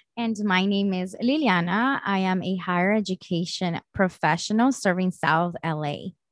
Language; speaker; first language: English; early bilingual, other home language; Spanish